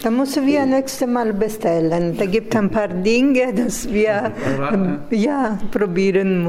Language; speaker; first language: German; non-native, fluent; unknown